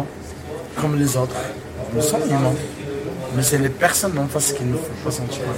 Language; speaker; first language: French; non-native, local second language; Arabic